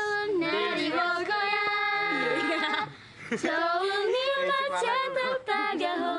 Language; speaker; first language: Korean; non-native, learner; Indonesian